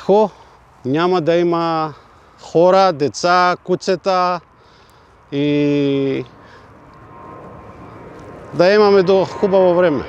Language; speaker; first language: Bulgarian; non-native, fluent; Macedonian